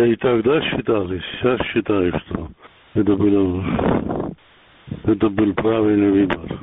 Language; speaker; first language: Russian; non-native, local second language; Georgian